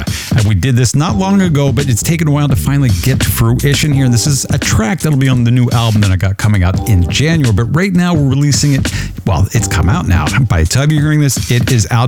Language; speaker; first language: English; native; English